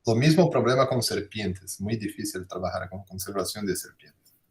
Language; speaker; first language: Spanish; non-native, fluent; Portuguese